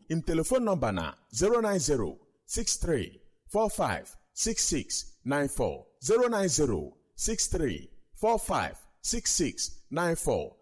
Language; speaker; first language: Nigerian Pidgin; non-native, local second language; Yoruba